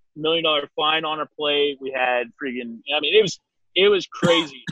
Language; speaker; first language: English; native; English